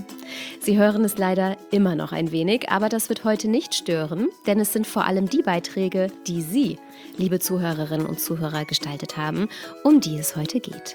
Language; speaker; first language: German; native; German